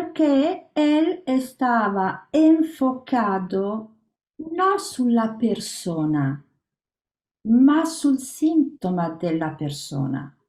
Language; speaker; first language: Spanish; non-native, learner; Italian